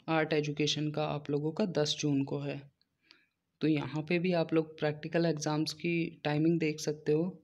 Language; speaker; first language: Hindi; native; Hindi